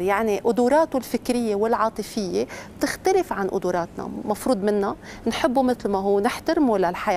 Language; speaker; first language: Arabic; native; Arabic